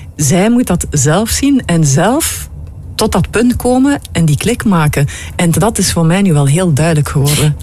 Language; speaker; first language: Dutch; native; Dutch